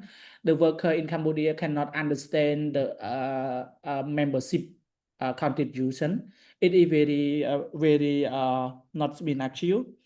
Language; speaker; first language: English; non-native, learner; Khmer